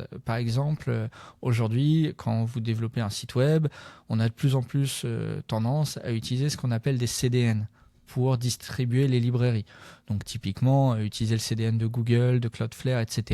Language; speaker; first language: French; native; French